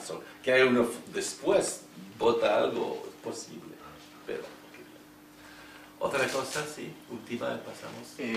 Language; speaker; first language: Spanish; non-native, fluent; French